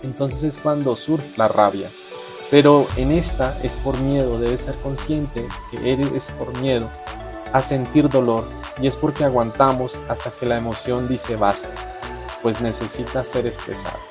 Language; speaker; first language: Spanish; native; Spanish